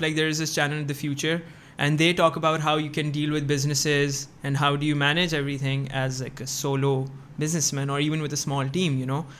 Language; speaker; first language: English; early bilingual, other home language; Urdu